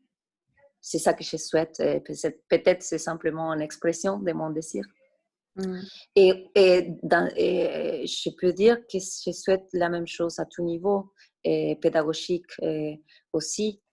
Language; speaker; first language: French; non-native, fluent; Spanish